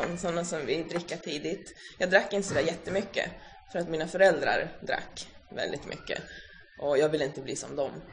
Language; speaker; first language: Swedish; early bilingual, other home language; Finnish